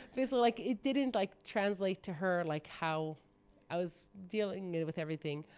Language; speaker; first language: English; native; English